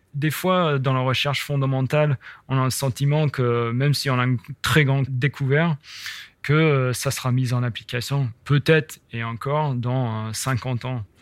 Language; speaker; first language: French; non-native, fluent; English